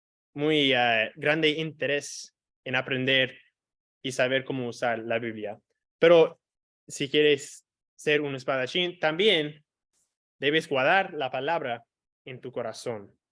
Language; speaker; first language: Spanish; non-native, fluent; English